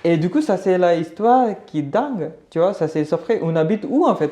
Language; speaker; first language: French; non-native, learner; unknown